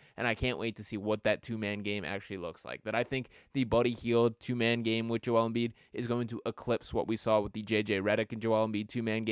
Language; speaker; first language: English; native; English